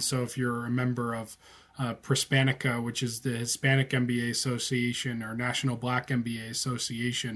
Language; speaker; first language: English; native; English